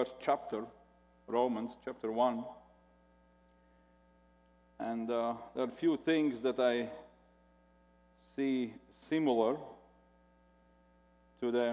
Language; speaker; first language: English; non-native, fluent; Latvian